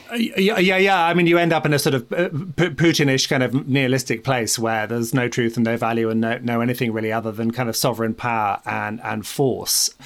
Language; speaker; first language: English; native; English